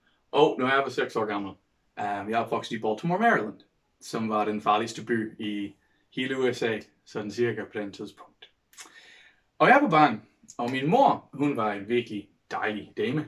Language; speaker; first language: Danish; non-native, fluent; English